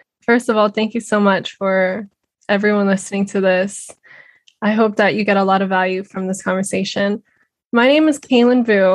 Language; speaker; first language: English; native; English